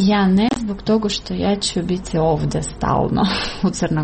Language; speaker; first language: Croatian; non-native, learner; Russian